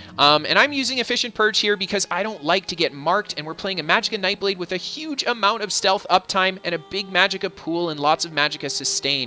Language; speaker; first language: English; native; English